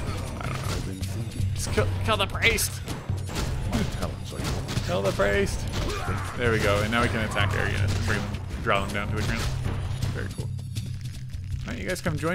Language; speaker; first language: English; native; English